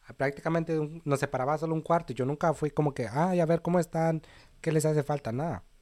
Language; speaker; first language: Spanish; native; Spanish